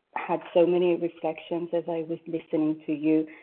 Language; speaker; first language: English; non-native, fluent; French